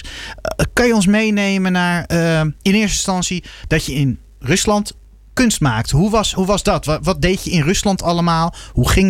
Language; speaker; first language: Dutch; native; Dutch